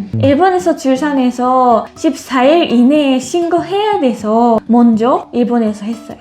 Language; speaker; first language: Korean; non-native, fluent; Japanese